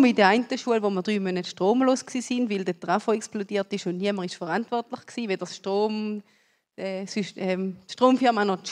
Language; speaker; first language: German; native; German